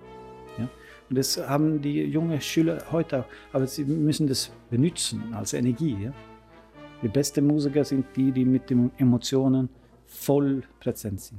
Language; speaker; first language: German; non-native, fluent; Swedish